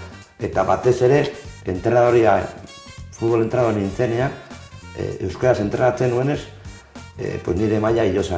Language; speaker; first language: Basque; non-native, local second language; Spanish